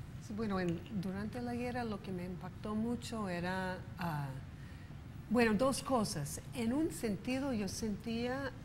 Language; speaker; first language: Spanish; non-native, fluent; English